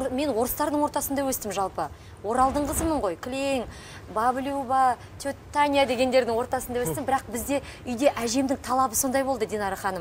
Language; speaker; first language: Kazakh; native; Kazakh